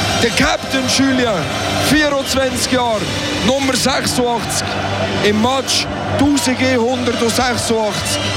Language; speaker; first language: German; native; German